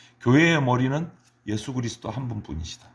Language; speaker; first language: Korean; native; Korean